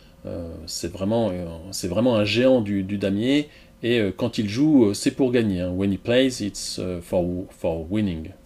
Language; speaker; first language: French; native; French